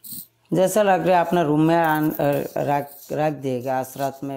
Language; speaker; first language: Hindi; non-native, learner; Bangla